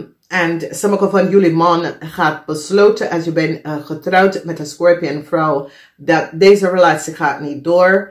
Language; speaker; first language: Dutch; non-native, fluent; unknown